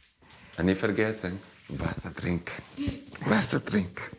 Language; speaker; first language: German; non-native, learner; Spanish